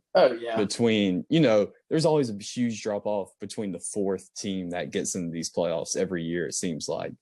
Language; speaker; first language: English; native; English